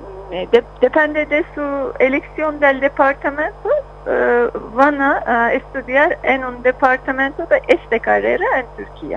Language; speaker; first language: Spanish; non-native, fluent; Turkish